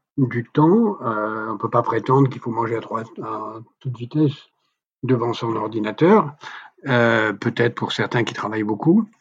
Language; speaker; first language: French; native; French